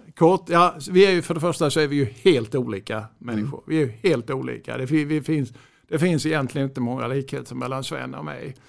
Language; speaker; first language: Swedish; native; Swedish